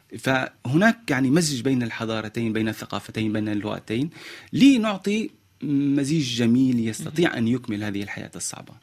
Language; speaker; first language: Arabic; native; Arabic